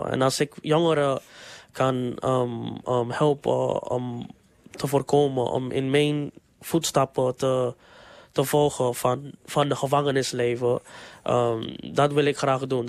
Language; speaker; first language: Dutch; non-native, local second language; English